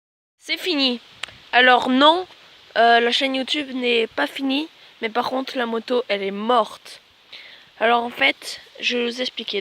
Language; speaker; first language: French; native; French